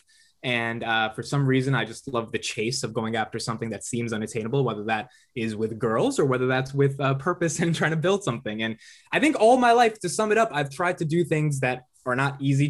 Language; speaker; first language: English; native; English